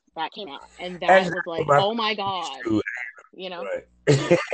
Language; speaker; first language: English; early bilingual, other home language; Indonesian